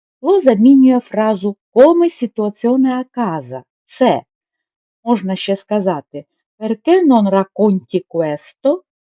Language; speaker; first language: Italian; non-native, fluent; Ukrainian